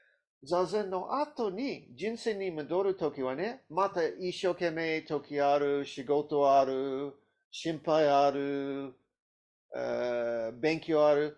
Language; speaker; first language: Japanese; non-native, learner; English